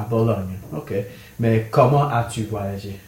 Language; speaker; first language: French; non-native, fluent; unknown